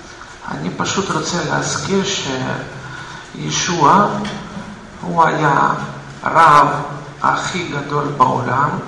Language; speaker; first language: Hebrew; non-native, fluent; Russian